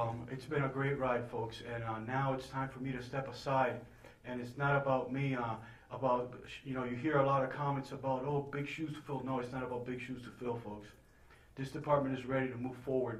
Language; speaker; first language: English; early bilingual, other home language; Spanish